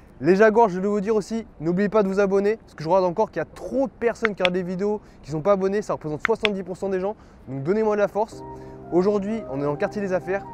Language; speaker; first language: French; native; French